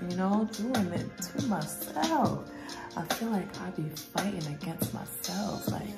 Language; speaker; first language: English; native; English